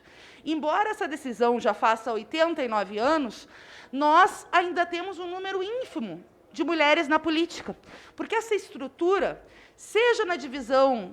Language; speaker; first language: Portuguese; native; Portuguese